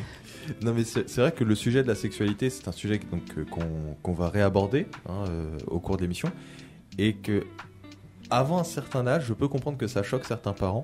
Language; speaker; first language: French; native; French